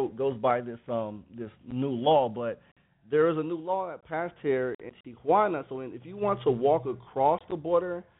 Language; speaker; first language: English; native; English